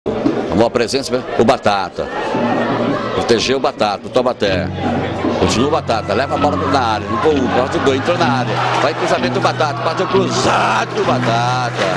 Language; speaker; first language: Portuguese; native; Portuguese